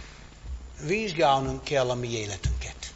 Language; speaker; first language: Hungarian; non-native, fluent; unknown